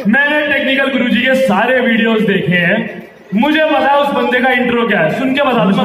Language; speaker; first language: Hindi; native; Hindi